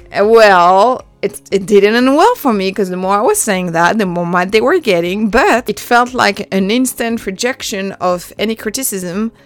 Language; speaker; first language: English; non-native, fluent; French